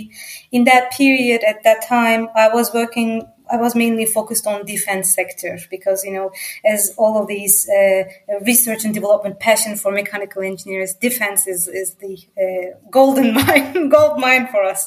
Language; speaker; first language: English; non-native, fluent; Turkish